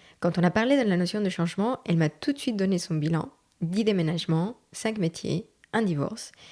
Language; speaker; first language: French; non-native, fluent; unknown